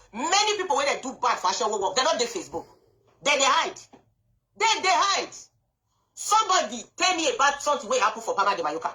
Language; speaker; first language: Nigerian Pidgin; non-native, local second language; Bini